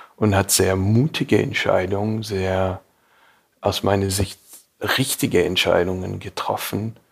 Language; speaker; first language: German; non-native, fluent; English